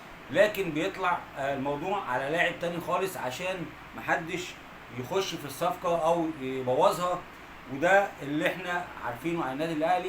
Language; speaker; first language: Arabic; native; Arabic